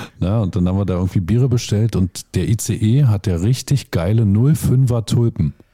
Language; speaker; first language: German; native; German